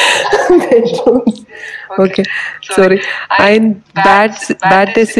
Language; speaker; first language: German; non-native, learner; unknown